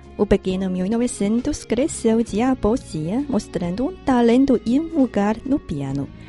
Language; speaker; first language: Portuguese; non-native, fluent; Chinese